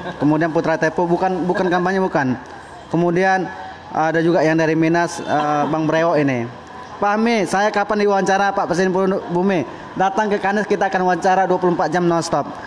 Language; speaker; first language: Indonesian; native; Indonesian